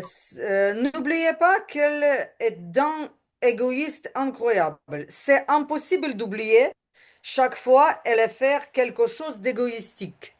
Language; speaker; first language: French; non-native, learner; Ukrainian